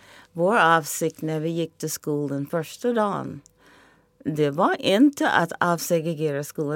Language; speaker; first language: Swedish; non-native, fluent; English